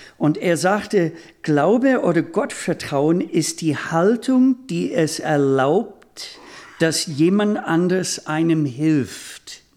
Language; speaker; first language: German; non-native, fluent; English